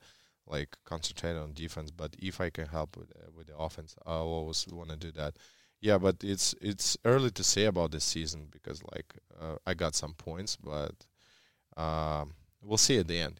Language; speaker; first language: English; non-native, learner; Russian